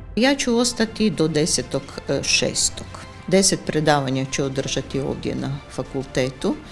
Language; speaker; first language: Croatian; non-native, fluent; Ukrainian